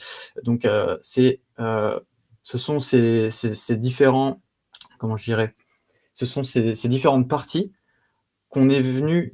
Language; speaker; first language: French; native; French